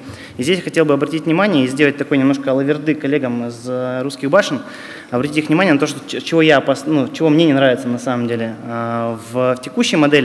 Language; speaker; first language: Russian; native; Russian